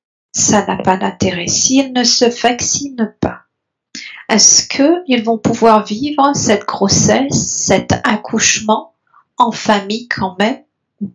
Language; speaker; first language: French; native; French